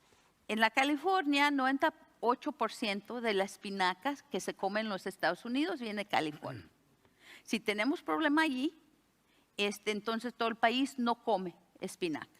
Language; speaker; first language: Spanish; early bilingual, heritage; Spanish